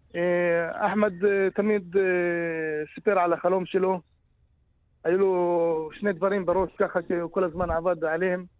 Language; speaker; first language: Hebrew; non-native, local second language; Arabic